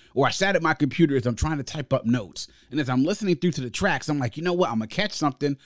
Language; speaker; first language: English; native; English